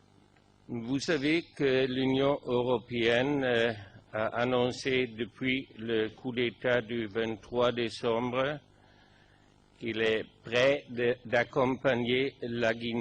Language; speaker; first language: French; non-native, fluent; German